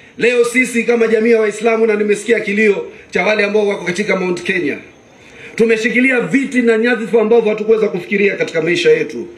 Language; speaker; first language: Swahili; native; Swahili